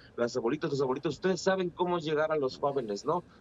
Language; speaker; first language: Spanish; native; Spanish